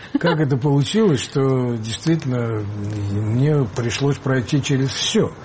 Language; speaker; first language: Russian; native; Russian